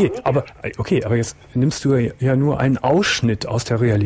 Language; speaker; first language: German; native; German